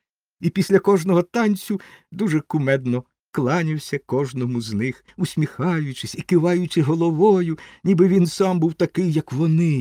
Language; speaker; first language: Ukrainian; native; Ukrainian